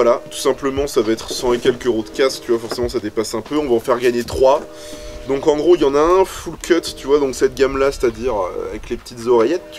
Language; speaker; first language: French; native; French